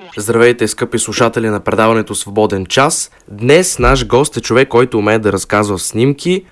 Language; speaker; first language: Bulgarian; native; Bulgarian